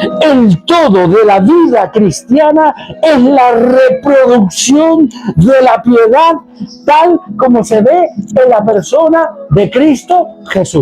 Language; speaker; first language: Spanish; native; Spanish